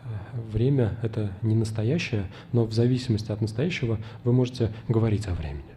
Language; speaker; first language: Russian; native; Russian